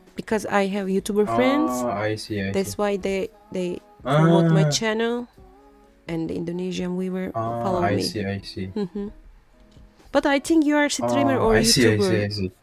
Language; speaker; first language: English; non-native, learner; Turkish